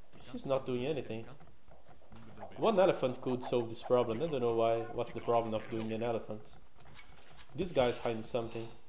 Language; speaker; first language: English; non-native, fluent; Portuguese